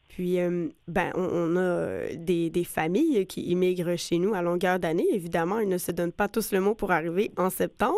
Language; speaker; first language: French; native; French